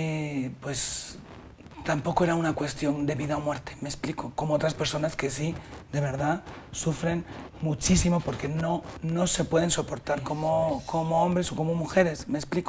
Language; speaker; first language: Spanish; native; Spanish